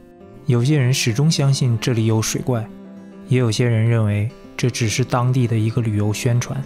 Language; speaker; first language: Chinese; native; Chinese